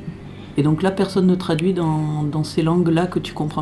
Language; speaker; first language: French; native; French